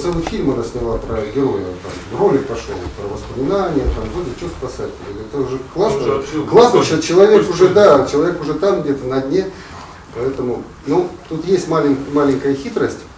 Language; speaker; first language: Russian; native; Russian